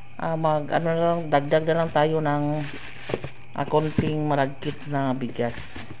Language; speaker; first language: Filipino; non-native, local second language; Cebuano